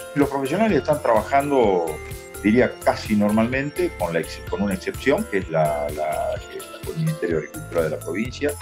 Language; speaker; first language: Spanish; native; Spanish